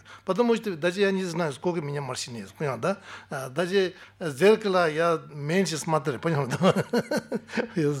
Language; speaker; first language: Russian; non-native, learner; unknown